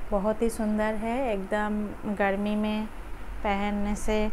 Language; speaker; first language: Hindi; non-native, local second language; Bangla